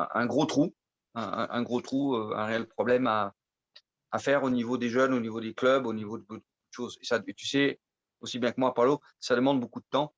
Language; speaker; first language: French; native; French